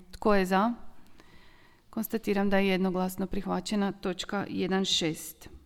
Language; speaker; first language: Croatian; native; Croatian